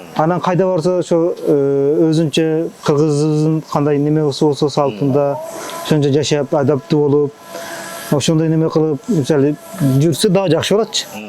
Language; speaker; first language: Kyrgyz; early bilingual, heritage; Kyrgyz